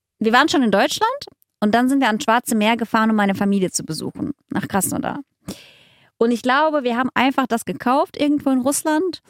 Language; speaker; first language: German; early bilingual, other home language; Russian